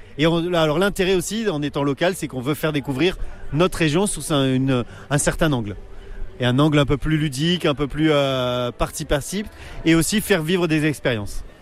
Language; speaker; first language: French; native; French